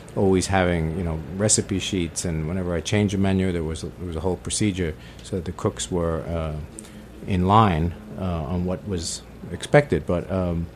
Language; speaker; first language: English; native; English